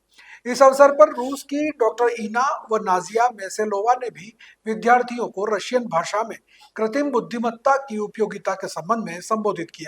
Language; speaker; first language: Hindi; native; Hindi